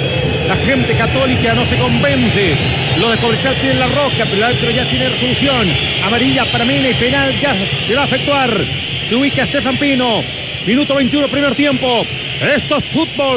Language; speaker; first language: Spanish; native; Spanish